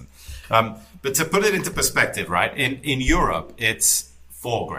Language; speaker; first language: English; native; English